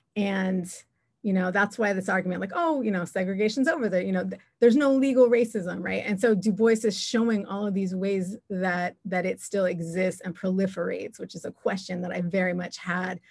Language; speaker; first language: English; native; English